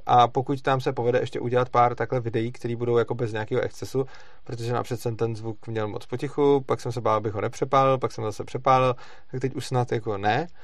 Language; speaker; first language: Czech; native; Czech